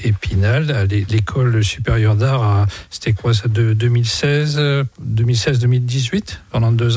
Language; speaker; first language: French; native; French